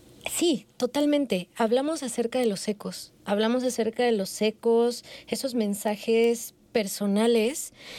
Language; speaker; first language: Spanish; native; Spanish